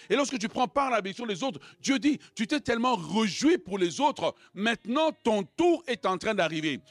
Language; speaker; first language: French; non-native, local second language; Lingala